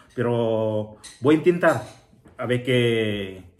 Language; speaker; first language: Spanish; non-native, learner; Filipino